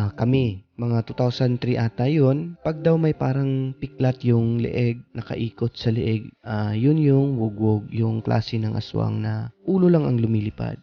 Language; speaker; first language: Filipino; non-native, local second language; Cebuano